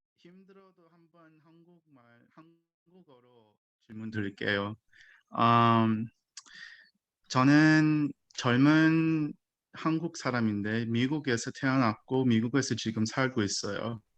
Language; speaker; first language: Korean; early bilingual, heritage; Korean